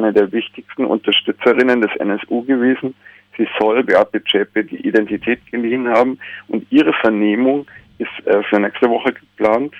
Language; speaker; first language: German; native; German